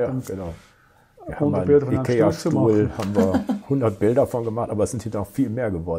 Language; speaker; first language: German; native; German